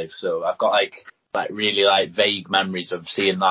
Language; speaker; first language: English; non-native, local second language; Welsh